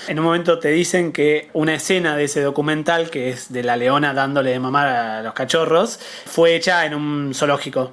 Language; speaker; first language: Spanish; native; Spanish